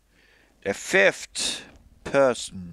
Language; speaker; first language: English; non-native, fluent; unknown